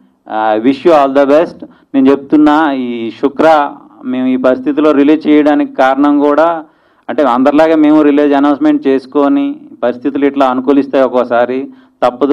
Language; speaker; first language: Telugu; native; Telugu